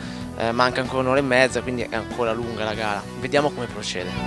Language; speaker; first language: Italian; native; Italian